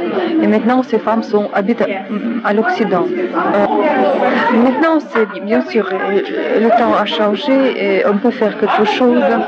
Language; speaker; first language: French; non-native, fluent; Russian